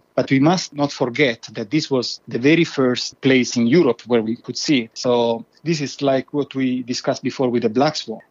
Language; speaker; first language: English; non-native, fluent; Italian